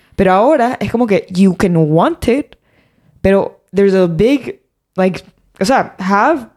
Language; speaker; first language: Spanish; native; Spanish